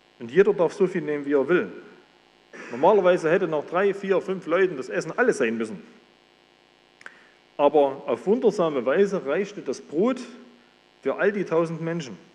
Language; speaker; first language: German; native; German